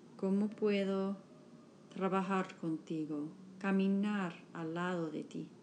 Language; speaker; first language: Spanish; non-native, learner; English